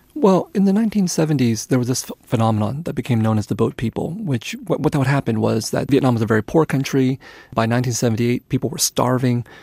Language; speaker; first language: English; early bilingual, other home language; Vietnamese